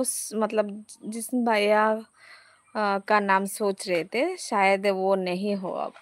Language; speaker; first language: Hindi; non-native, local second language; Bangla